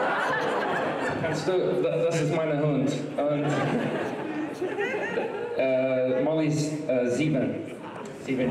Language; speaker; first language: German; non-native, learner; English